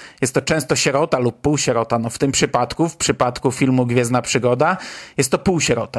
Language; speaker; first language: Polish; native; Polish